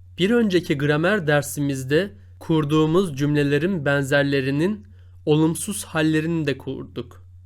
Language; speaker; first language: Turkish; native; Turkish